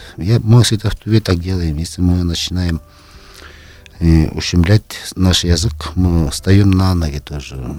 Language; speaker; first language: Russian; non-native, local second language; Tuvinian